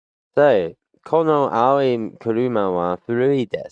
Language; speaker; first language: Japanese; non-native, learner; English